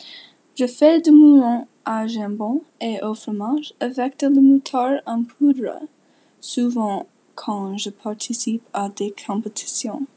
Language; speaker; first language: French; non-native, learner; English